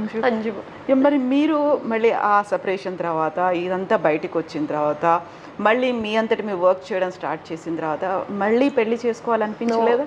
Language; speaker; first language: Telugu; native; Telugu